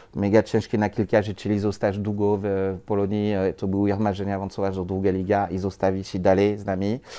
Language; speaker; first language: Polish; non-native, learner; French